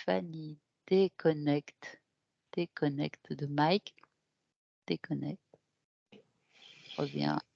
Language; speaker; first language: French; native; French